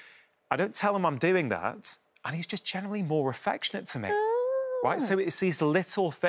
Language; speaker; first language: English; native; English